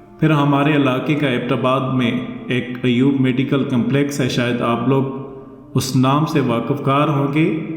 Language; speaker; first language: Urdu; non-native, local second language; Northern Hindko